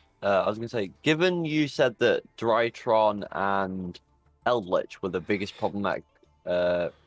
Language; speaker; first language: English; native; English